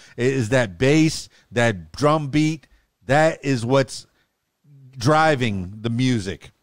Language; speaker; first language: English; native; English